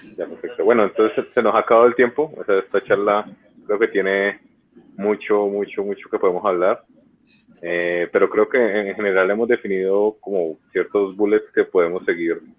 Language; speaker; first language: Spanish; native; Spanish